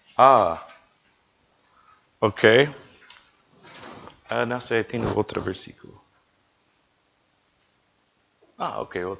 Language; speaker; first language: Portuguese; non-native, learner; English